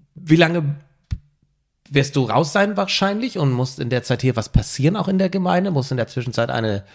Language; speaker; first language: German; native; German